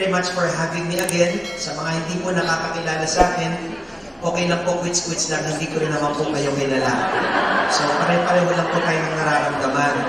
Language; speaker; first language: Filipino; native; Filipino